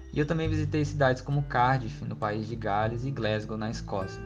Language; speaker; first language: Portuguese; native; Portuguese